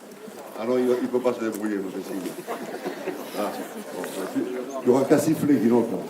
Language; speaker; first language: French; native; French